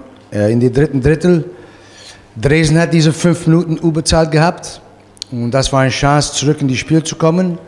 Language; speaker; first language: German; non-native, fluent; Italian